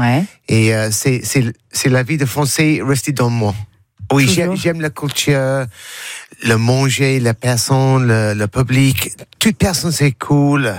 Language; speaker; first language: French; non-native, learner; English